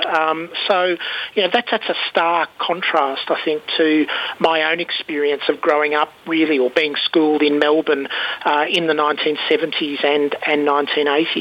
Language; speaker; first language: English; native; English